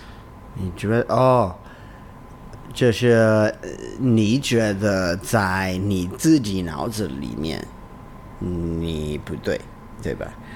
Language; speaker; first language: Chinese; non-native, learner; English